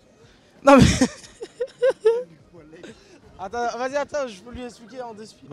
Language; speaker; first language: French; native; French